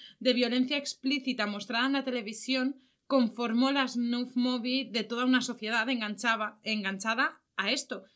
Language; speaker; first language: Spanish; native; Spanish